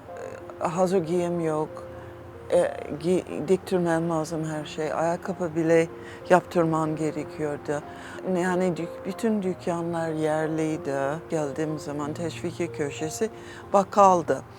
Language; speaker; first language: Turkish; non-native, fluent; English